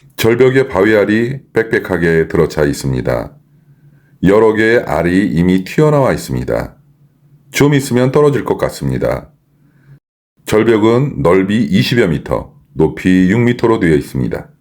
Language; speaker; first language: Korean; native; Korean